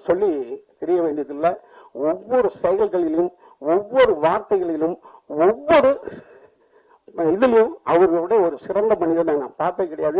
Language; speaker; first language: Tamil; native; Tamil